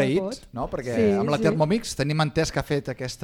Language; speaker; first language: Catalan; native; Catalan